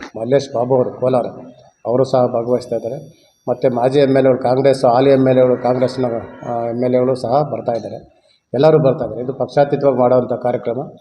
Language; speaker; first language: Kannada; native; Kannada